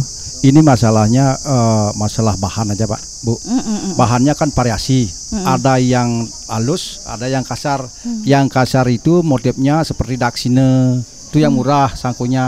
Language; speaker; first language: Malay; non-native, local second language; Balinese